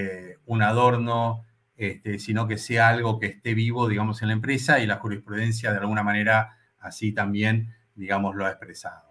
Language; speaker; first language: Spanish; native; Spanish